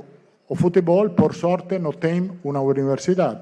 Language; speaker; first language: Portuguese; non-native, learner; Italian